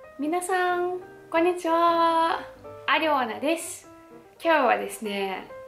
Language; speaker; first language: Japanese; non-native, fluent; Russian